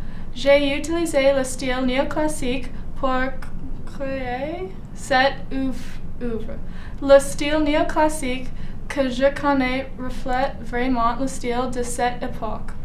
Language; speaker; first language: French; non-native, learner; English